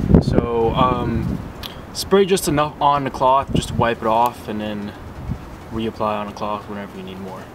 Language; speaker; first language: English; native; English